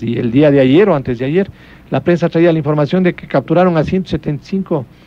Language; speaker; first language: Spanish; native; Spanish